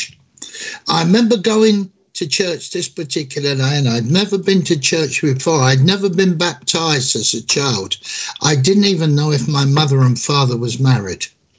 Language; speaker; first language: English; native; English